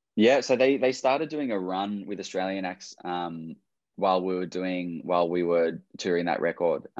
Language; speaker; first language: English; native; English